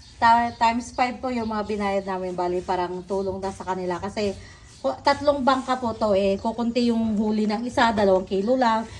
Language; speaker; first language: Filipino; native; Filipino